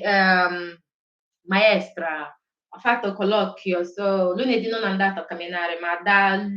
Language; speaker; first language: Italian; non-native, learner; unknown